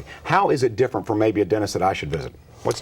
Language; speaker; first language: English; native; English